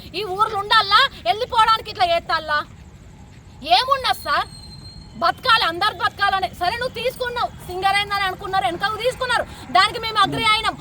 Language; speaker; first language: Telugu; native; Telugu